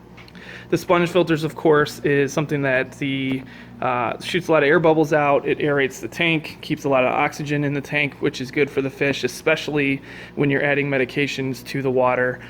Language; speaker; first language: English; native; English